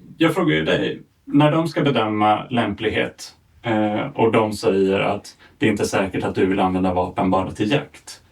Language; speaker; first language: Swedish; native; Swedish